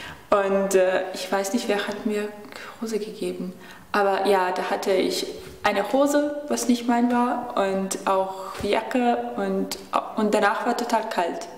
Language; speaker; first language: German; non-native, learner; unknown